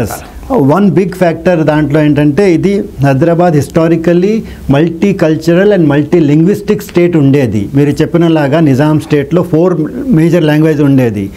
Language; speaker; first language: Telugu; non-native, local second language; Rajasthani